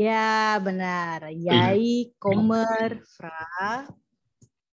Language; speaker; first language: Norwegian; non-native, fluent; Indonesian